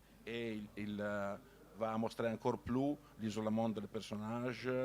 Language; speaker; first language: French; non-native, learner; Italian